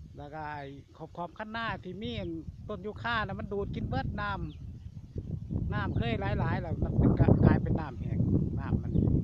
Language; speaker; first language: Thai; native; Thai